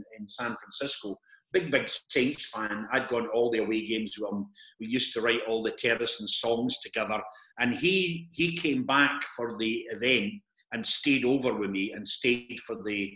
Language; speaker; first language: English; native; English